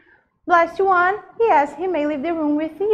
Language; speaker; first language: English; non-native, fluent; Portuguese